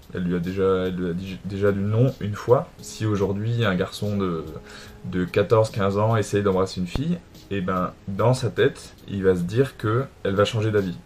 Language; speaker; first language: French; native; French